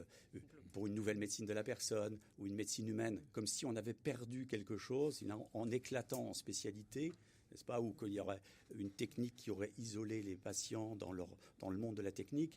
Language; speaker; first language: French; native; French